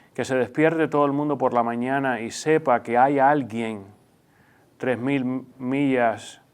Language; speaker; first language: Spanish; native; Spanish